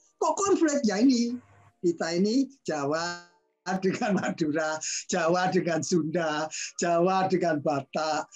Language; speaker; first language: Indonesian; non-native, local second language; Javanese